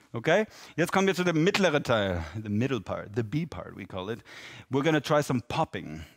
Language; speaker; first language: German; non-native, fluent; English